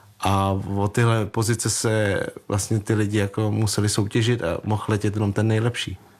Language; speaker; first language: Czech; early bilingual, other home language; Vietnamese